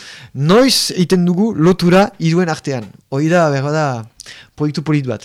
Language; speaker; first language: Basque; native; Basque